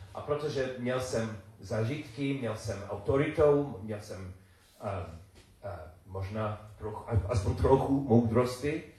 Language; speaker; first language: Czech; non-native, learner; English